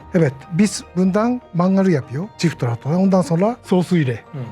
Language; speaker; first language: Turkish; non-native, learner; Japanese